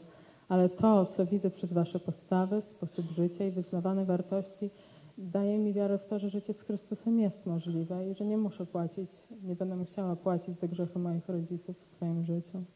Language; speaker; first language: Polish; native; Polish